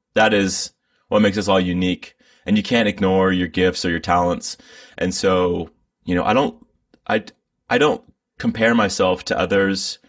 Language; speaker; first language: English; native; English